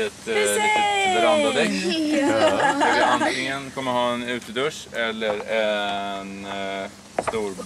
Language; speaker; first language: Swedish; native; Swedish